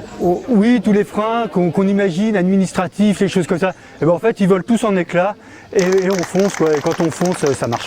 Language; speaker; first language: French; native; French